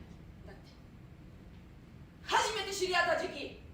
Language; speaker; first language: Japanese; non-native, fluent; German